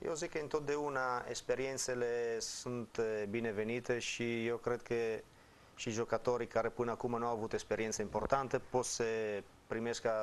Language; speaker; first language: Romanian; non-native, fluent; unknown